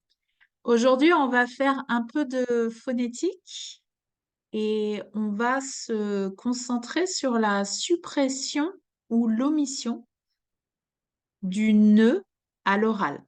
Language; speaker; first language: French; native; French